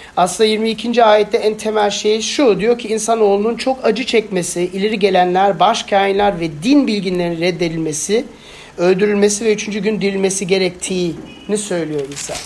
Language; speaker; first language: Turkish; non-native, fluent; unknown